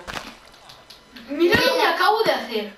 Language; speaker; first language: Spanish; native; Spanish